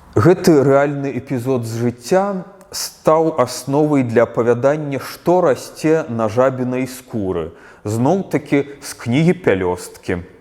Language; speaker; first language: Belarusian; native; Belarusian